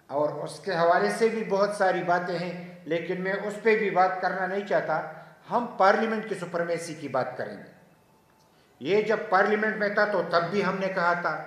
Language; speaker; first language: Urdu; non-native, local second language; Pashto